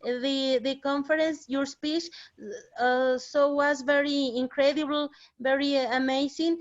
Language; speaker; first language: English; non-native, learner; Spanish